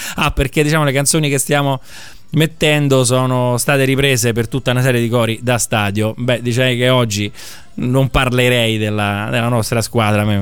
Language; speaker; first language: Italian; native; Italian